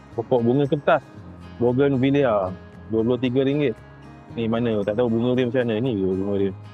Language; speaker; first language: Malay; native; Malay